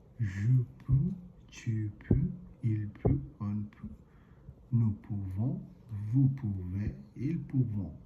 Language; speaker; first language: French; non-native, learner; Bangla